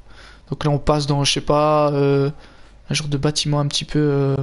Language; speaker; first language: French; native; French